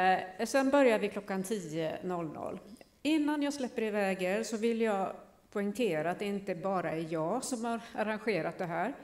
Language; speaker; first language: Swedish; native; Swedish